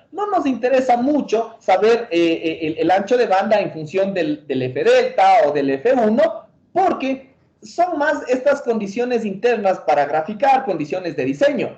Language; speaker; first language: Spanish; native; Spanish